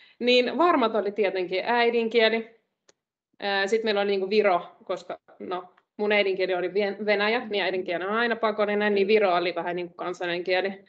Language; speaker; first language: Finnish; non-native, fluent; Russian